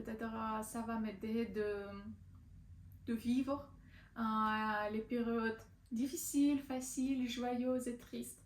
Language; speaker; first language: French; non-native, learner; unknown